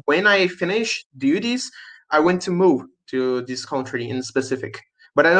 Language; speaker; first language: English; non-native, learner; Portuguese